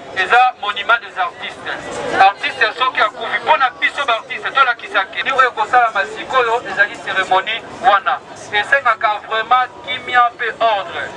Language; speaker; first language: Lingala; native; Lingala